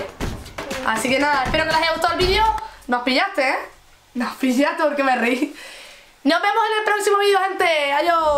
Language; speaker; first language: Spanish; native; Spanish